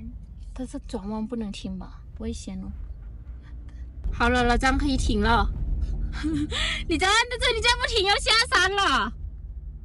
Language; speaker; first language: Chinese; non-native, fluent; Lao